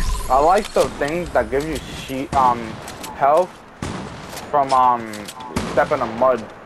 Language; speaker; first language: English; early bilingual, other home language; Spanish